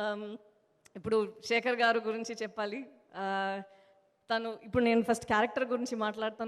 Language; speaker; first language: Telugu; non-native, local second language; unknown